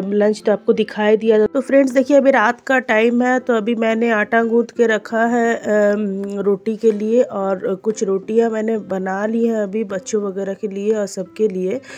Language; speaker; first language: Hindi; non-native, local second language; Bangla